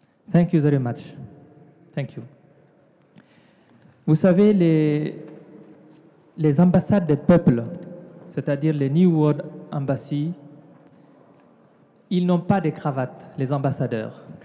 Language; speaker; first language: French; non-native, local second language; Tamasheq